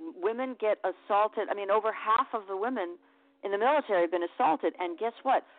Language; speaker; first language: English; native; English